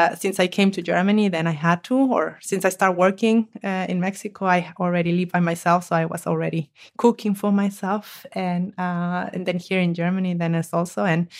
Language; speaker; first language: English; non-native, fluent; Spanish